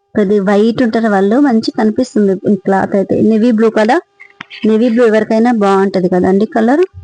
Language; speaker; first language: Telugu; non-native, local second language; Marathi